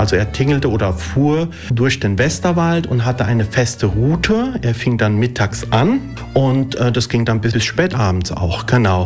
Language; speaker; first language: German; early bilingual, other home language; Italian